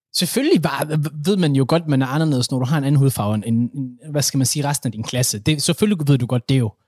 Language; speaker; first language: Danish; early bilingual, other home language; Somali